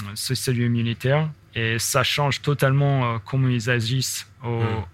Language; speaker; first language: French; non-native, fluent; English